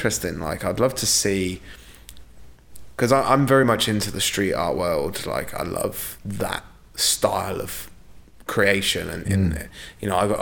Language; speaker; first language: English; native; English